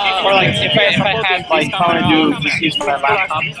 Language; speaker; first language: English; non-native, learner; Japanese